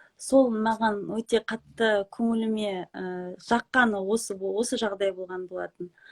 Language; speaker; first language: Kazakh; native; Kazakh